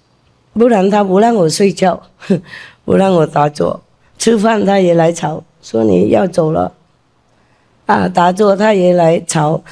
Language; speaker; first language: Chinese; non-native, fluent; Vietnamese